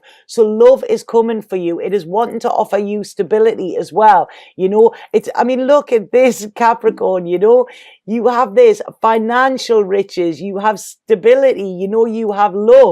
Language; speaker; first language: English; native; English